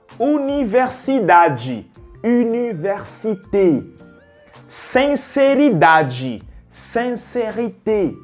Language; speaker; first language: Portuguese; non-native, fluent; French